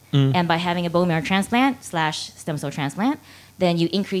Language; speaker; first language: English; non-native, local second language; Cantonese